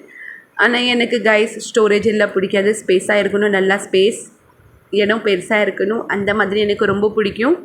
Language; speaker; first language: Tamil; non-native, local second language; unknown